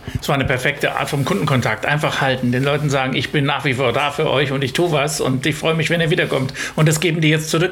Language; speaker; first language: German; native; German